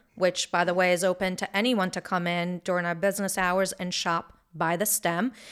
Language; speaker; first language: English; early bilingual, other home language; Hebrew